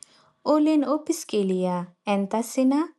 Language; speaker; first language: Finnish; non-native, learner; Nepali